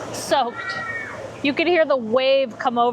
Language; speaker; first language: English; native; English